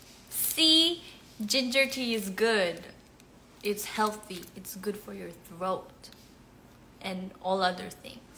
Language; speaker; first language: English; non-native, local second language; Filipino